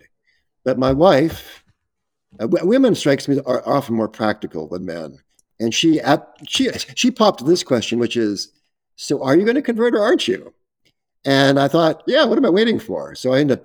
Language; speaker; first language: English; native; English